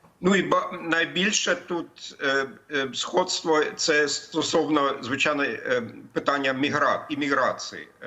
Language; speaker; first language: Ukrainian; non-native, fluent; German